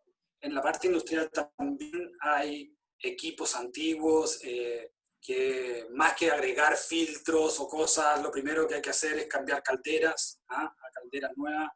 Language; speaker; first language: Spanish; native; Spanish